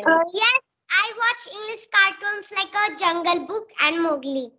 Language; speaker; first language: English; non-native, local second language; Marathi